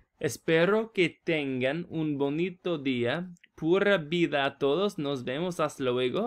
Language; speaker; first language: Spanish; non-native, learner; English